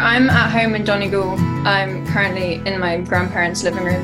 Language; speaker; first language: English; native; English